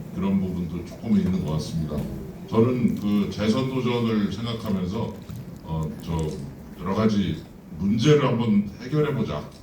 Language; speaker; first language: Korean; native; Korean